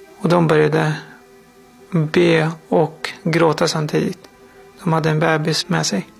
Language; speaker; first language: Swedish; non-native, fluent; Persian